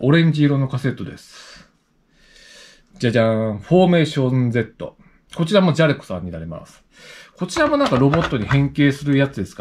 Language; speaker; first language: Japanese; native; Japanese